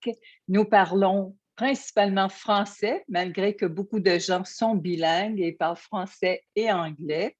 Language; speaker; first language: French; native; French